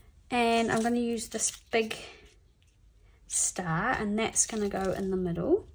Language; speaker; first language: English; native; English